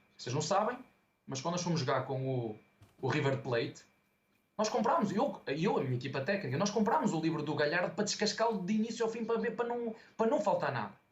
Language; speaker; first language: Portuguese; native; Portuguese